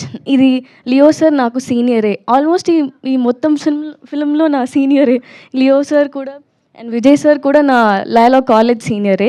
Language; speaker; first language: Telugu; non-native, learner; Tamil